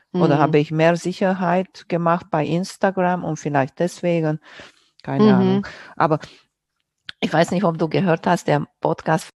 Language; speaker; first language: German; non-native, fluent; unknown